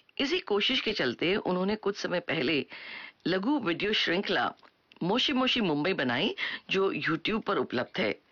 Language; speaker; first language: Hindi; native; Hindi